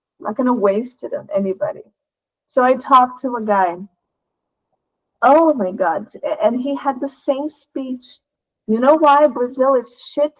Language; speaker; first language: English; non-native, fluent; Portuguese